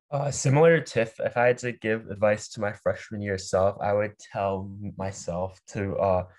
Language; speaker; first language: English; native; English